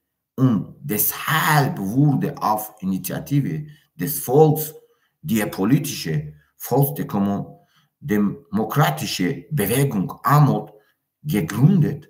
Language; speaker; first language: German; non-native, learner; Tajik